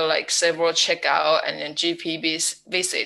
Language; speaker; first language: English; non-native, fluent; Chinese